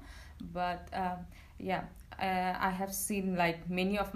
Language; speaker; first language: English; non-native, local second language; Bangla